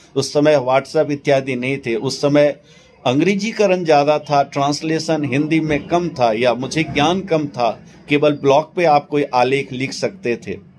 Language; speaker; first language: Hindi; non-native, local second language; Maithili